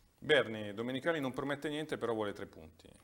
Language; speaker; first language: Italian; native; Italian